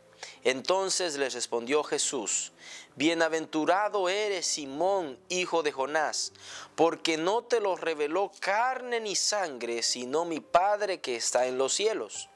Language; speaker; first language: Spanish; native; Spanish